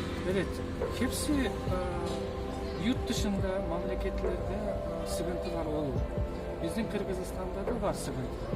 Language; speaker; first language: Turkish; non-native, learner; Kyrgyz